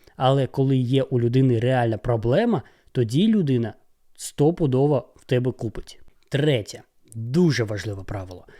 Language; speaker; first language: Ukrainian; non-native, local second language; Russian